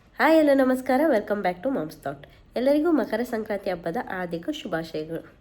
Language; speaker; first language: Kannada; non-native, local second language; Tulu